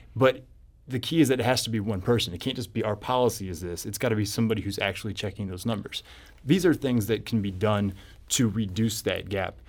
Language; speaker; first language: English; native; English